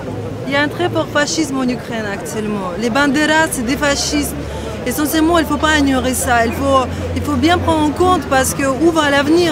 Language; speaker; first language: French; non-native, fluent; Russian